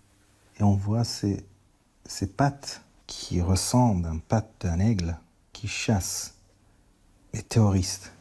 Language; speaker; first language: French; non-native, fluent; Persian